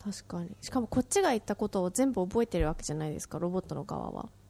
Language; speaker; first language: Japanese; native; Japanese